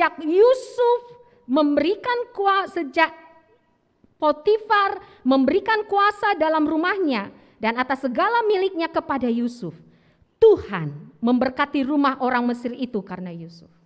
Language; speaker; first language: Indonesian; native; Indonesian